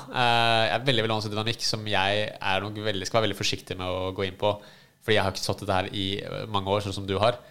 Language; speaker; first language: Norwegian; native; Norwegian